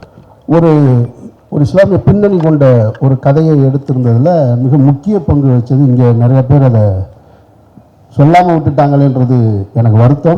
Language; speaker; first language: Tamil; native; Tamil